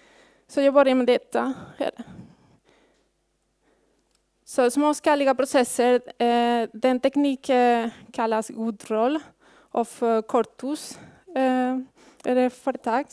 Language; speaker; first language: Swedish; non-native, fluent; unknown